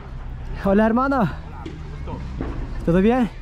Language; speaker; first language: Spanish; non-native, learner; Turkish